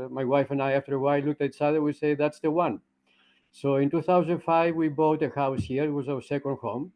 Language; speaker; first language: English; non-native, fluent; Greek